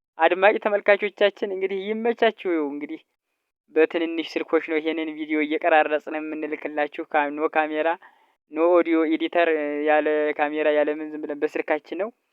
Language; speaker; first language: Amharic; native; Amharic